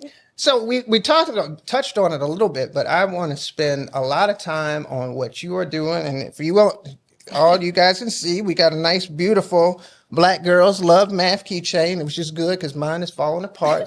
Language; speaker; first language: English; native; English